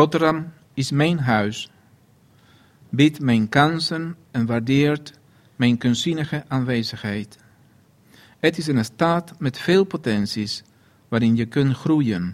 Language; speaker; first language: Dutch; non-native, fluent; Spanish